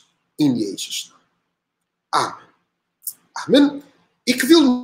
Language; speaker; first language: Dutch; non-native, learner; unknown